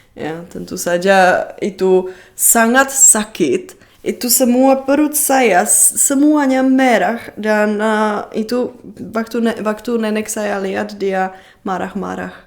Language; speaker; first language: Indonesian; non-native, fluent; Czech